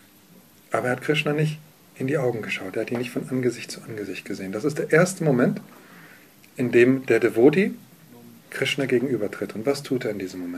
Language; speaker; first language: German; native; German